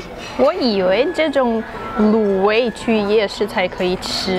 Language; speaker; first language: Chinese; non-native, fluent; Russian